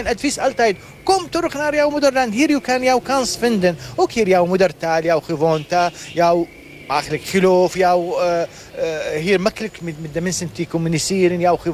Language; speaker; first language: Dutch; non-native, learner; Arabic